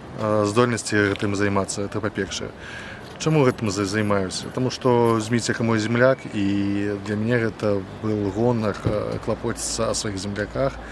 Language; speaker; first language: Belarusian; non-native, local second language; Russian